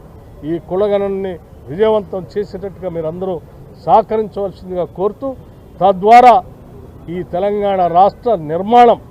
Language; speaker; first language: Telugu; native; Telugu